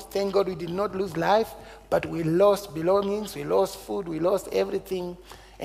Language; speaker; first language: English; non-native, local second language; Shona